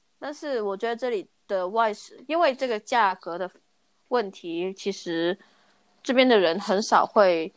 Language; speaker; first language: Chinese; non-native, local second language; Cantonese